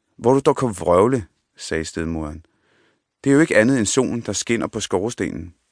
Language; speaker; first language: Danish; early bilingual, other home language; Punjabi